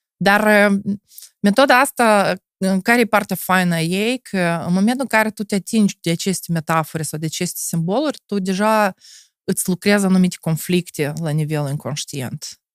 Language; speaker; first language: Romanian; non-native, local second language; Russian